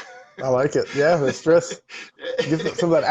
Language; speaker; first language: English; native; English